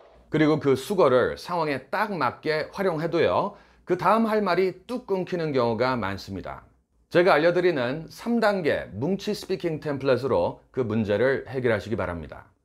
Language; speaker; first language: Korean; native; Korean